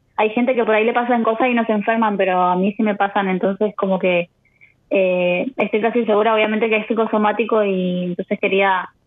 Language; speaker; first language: Spanish; native; Spanish